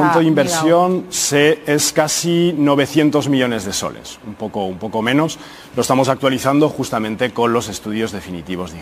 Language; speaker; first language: Spanish; native; Spanish